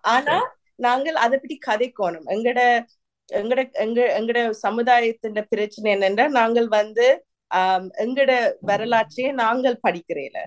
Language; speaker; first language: Tamil; early bilingual, heritage; Tamil